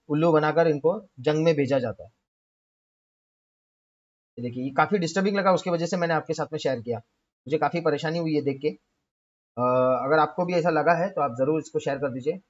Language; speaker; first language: Hindi; native; Hindi